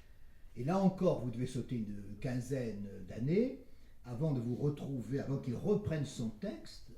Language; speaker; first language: French; native; French